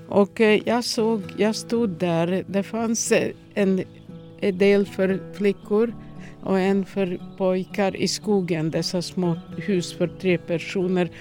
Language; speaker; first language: Swedish; non-native, fluent; Serbian